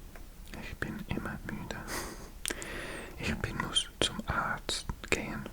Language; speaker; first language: German; non-native, learner; English